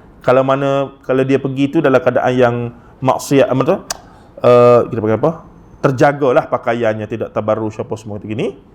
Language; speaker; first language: Malay; native; Malay